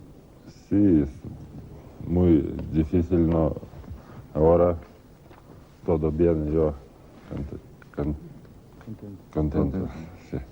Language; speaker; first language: Spanish; non-native, learner; Lithuanian